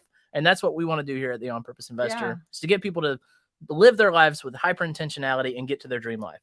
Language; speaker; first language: English; native; English